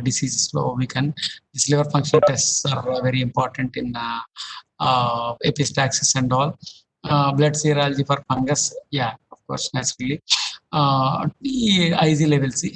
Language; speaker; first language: English; non-native, local second language; Telugu